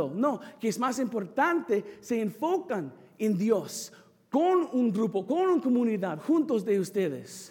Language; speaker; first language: Spanish; non-native, fluent; English